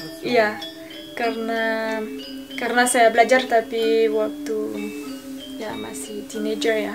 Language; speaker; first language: Indonesian; non-native, fluent; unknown